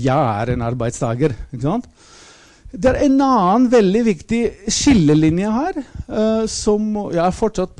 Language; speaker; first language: Norwegian; non-native, fluent; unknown